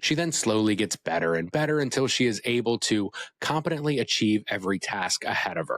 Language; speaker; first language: English; native; English